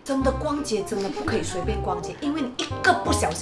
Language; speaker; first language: Chinese; native; Chinese